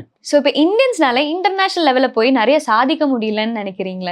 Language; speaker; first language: Tamil; native; Tamil